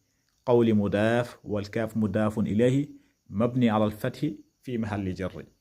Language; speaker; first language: Arabic; non-native, fluent; Wolof